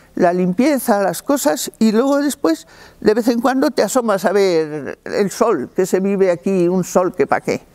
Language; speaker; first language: Spanish; native; Spanish